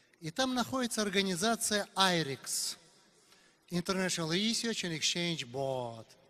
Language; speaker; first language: Russian; non-native, local second language; Uzbek